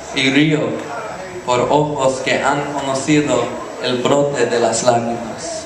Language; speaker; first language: Spanish; non-native, learner; English